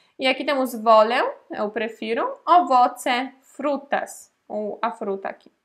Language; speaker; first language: Portuguese; non-native, fluent; Polish